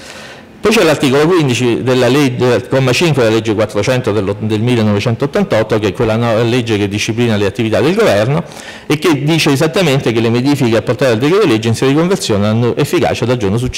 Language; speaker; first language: Italian; native; Italian